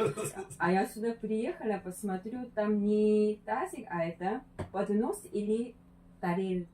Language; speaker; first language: Russian; non-native, fluent; Korean